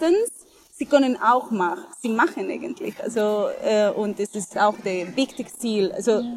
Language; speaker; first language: German; non-native, fluent; Spanish